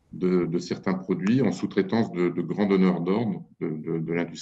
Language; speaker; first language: French; native; French